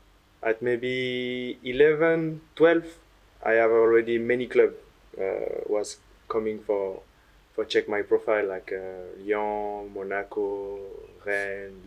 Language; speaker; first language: English; non-native, learner; French